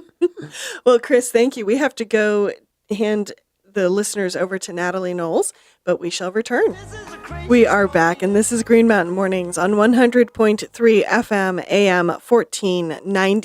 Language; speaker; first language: English; native; English